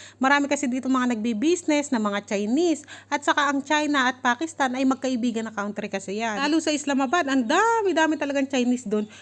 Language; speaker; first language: Filipino; native; Filipino